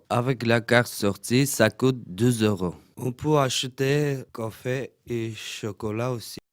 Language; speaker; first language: French; non-native, learner; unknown